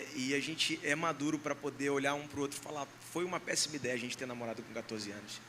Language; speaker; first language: Portuguese; native; Portuguese